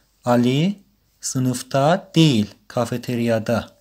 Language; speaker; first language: Turkish; non-native, fluent; Persian